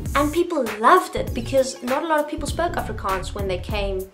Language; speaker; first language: English; non-native, local second language; Afrikaans